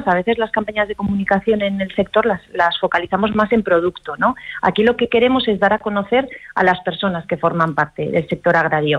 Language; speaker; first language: Spanish; native; Spanish